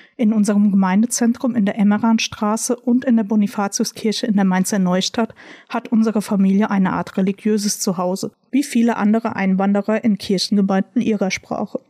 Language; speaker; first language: German; early bilingual, other home language; Croatian